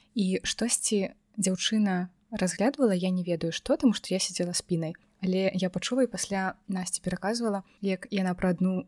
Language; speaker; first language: Belarusian; non-native, local second language; Russian